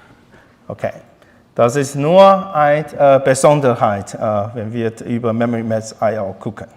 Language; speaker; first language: German; non-native, learner; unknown